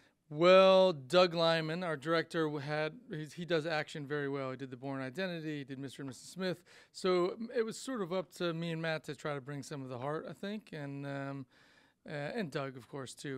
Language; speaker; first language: English; native; English